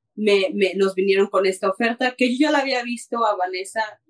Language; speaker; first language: Spanish; native; Spanish